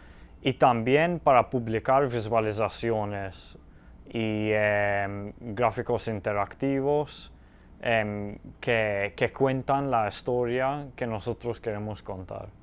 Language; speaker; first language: Spanish; early bilingual, heritage; Spanish